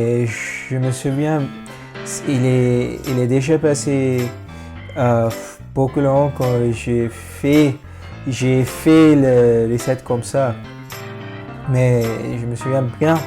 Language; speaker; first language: French; non-native, fluent; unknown